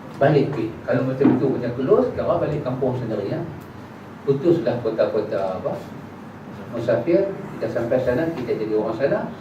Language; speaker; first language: Malay; native; Malay